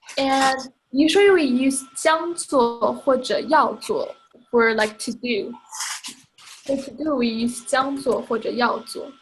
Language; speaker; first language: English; non-native, fluent; Chinese